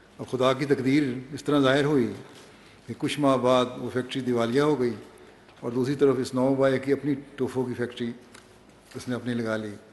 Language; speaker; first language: Urdu; native; Urdu